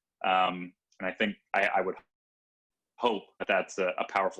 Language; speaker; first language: English; native; English